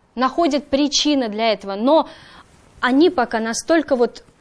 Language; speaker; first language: Russian; native; Russian